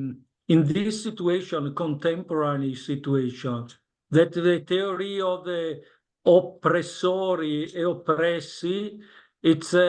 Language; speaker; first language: English; non-native, learner; Italian